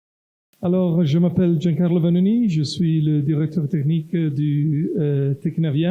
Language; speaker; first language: French; non-native, local second language; Italian